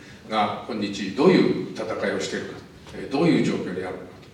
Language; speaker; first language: Japanese; native; Japanese